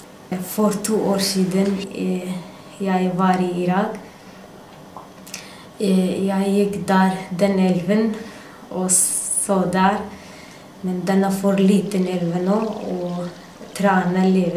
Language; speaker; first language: Norwegian; non-native, learner; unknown